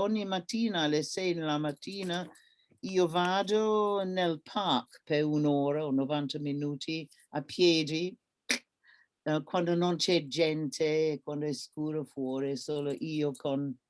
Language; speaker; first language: Italian; non-native, learner; English